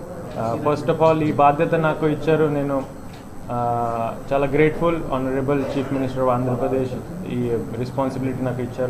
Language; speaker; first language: Telugu; non-native, learner; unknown